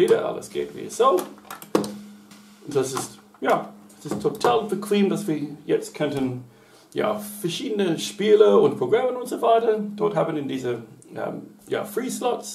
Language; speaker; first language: German; non-native, learner; English